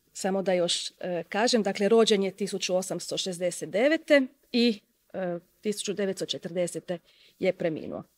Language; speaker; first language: Croatian; native; Croatian